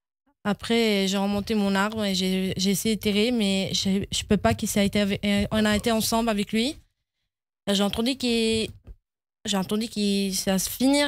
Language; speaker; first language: French; early bilingual, heritage; Hebrew